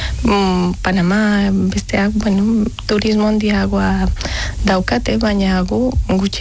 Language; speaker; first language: Basque; non-native, learner; Spanish